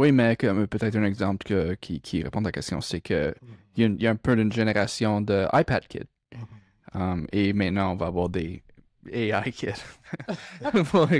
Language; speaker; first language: French; non-native, local second language; English